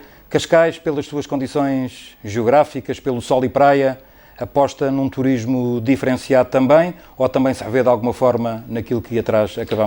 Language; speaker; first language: Portuguese; native; Portuguese